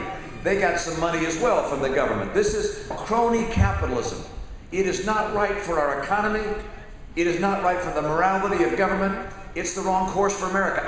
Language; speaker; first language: English; native; English